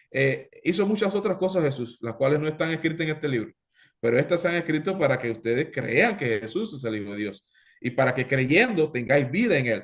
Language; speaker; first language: Spanish; native; Spanish